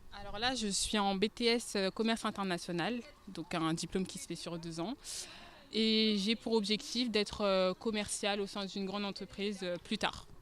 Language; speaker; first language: French; native; French